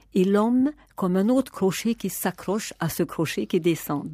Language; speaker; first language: French; non-native, fluent; Hungarian